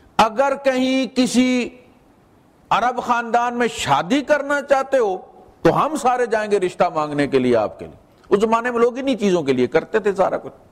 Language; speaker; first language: Urdu; non-native, local second language; Punjabi